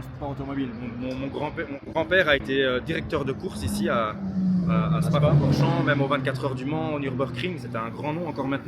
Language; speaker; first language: French; native; French